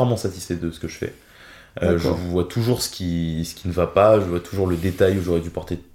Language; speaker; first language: French; native; French